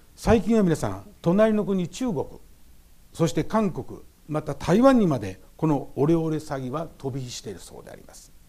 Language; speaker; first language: Japanese; native; Japanese